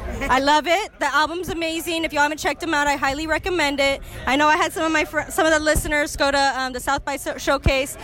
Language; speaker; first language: English; early bilingual, other home language; Spanish